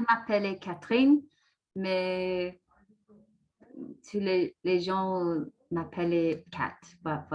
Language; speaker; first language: French; non-native, learner; English